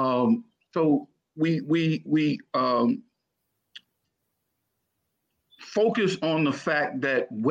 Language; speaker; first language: English; native; English